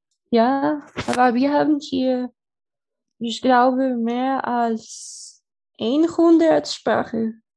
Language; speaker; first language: German; non-native, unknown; Spanish